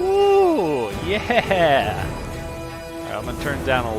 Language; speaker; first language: English; native; English